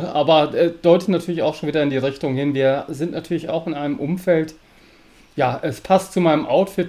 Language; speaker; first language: German; native; German